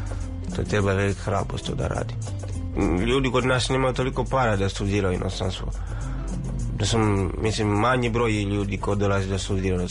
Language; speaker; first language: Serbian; non-native, fluent; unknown